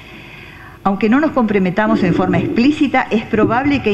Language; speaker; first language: Spanish; native; Spanish